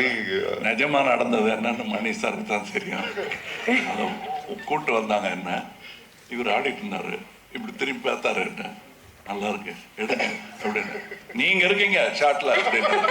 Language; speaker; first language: Tamil; native; Tamil